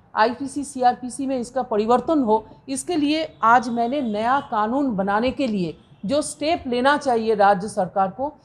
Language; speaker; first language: Hindi; non-native, local second language; Bangla